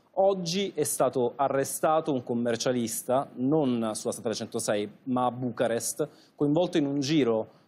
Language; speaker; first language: Italian; native; Italian